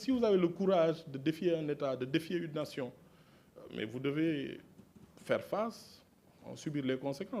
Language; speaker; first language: French; non-native, local second language; Wolof